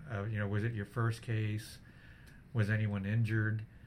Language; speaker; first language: English; early bilingual, other home language; Spanish